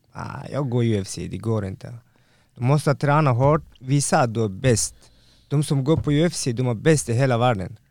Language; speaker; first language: Swedish; non-native, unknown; Persian